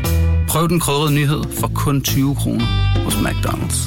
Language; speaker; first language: Danish; native; Danish